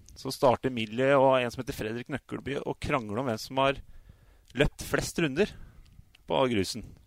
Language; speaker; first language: Norwegian; native; Norwegian